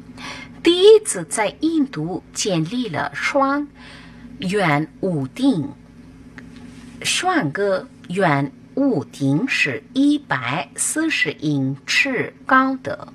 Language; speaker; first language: Chinese; non-native, fluent; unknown